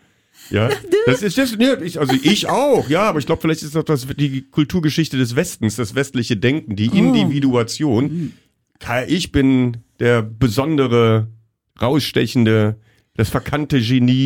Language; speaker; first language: German; native; German